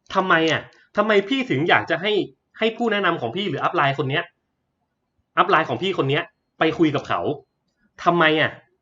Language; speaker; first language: Thai; native; Thai